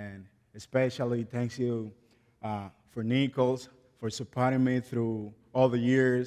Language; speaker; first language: English; non-native, learner; Spanish